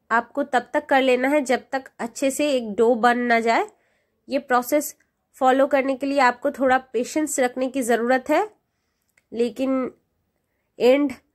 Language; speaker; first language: Hindi; non-native, local second language; Bangla